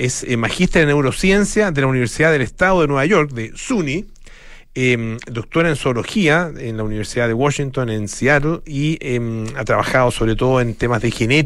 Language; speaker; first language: Spanish; native; Spanish